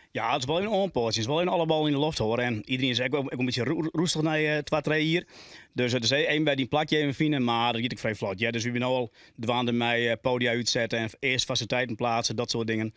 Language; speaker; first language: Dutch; non-native, local second language; Western Frisian